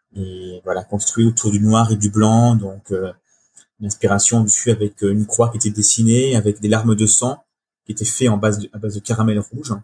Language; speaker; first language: French; native; French